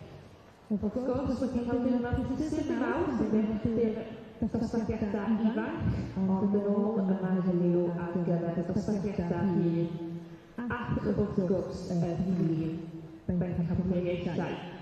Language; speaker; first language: Welsh; native; Welsh